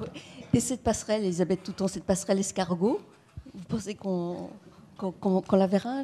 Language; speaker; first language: French; native; French